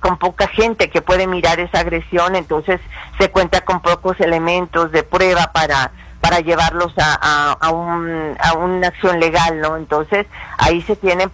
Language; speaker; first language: Spanish; native; Spanish